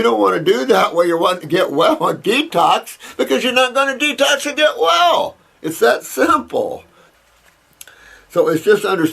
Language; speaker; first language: English; native; English